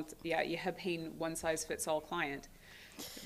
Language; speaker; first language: Dutch; non-native, fluent; English